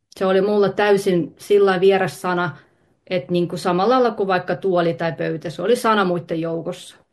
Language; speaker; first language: Finnish; early bilingual, other home language; Russian